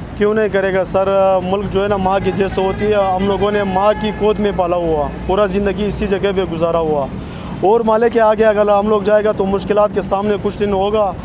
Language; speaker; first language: Urdu; early bilingual, other home language; Pashto